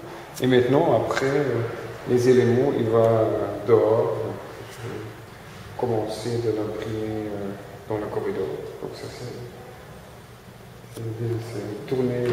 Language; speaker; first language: French; non-native, fluent; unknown